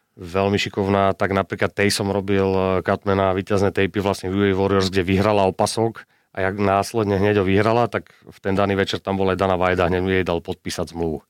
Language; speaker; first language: Slovak; native; Slovak